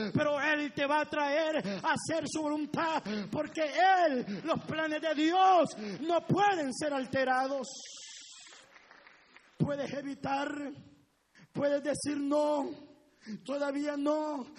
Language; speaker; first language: Spanish; native; Spanish